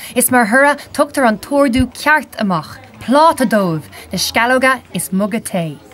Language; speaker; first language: Irish; non-native, local second language; English